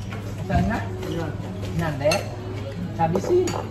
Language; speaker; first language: Japanese; non-native, learner; Vietnamese